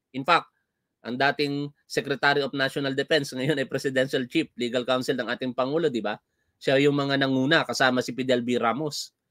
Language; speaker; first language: Filipino; native; Filipino